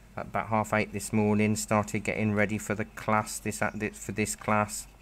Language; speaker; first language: English; native; English